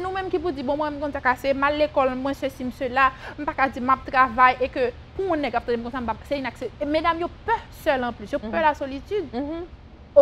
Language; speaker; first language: French; non-native, local second language; Haitian Creole